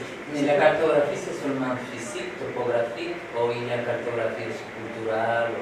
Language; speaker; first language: French; non-native, fluent; Spanish